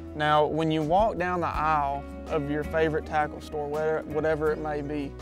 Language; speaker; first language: English; native; English